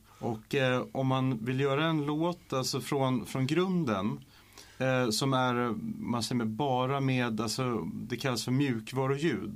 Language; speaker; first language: Swedish; native; Swedish